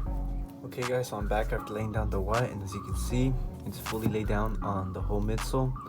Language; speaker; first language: English; native; English